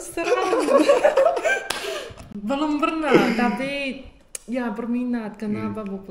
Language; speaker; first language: Indonesian; non-native, fluent; Chinese